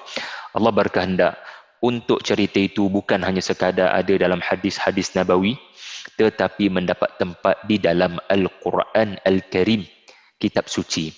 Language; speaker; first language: Malay; native; Malay